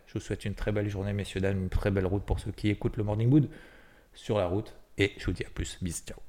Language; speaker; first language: French; native; French